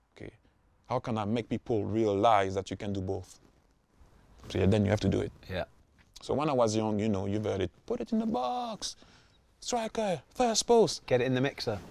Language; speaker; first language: English; non-native, fluent; French